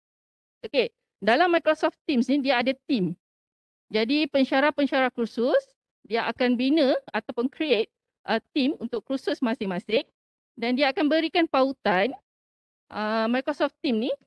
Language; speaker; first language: Malay; native; Malay